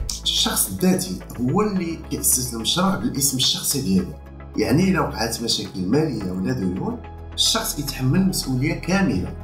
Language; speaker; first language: Arabic; native; Arabic